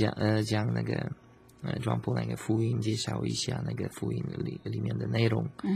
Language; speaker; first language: Chinese; non-native, learner; Slovak